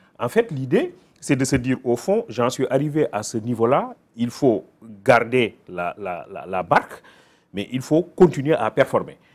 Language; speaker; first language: French; non-native, local second language; Wolof